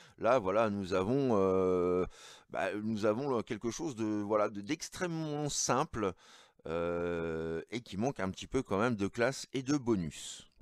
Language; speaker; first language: French; native; French